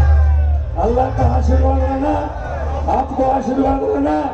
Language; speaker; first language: Hindi; non-native, local second language; Kannada